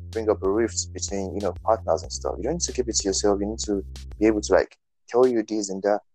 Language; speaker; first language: English; non-native, local second language; Yoruba